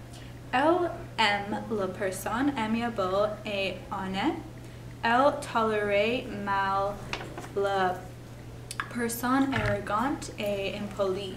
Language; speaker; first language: French; non-native, learner; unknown